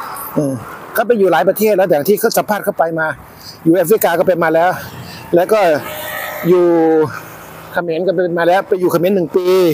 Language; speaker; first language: Thai; native; Thai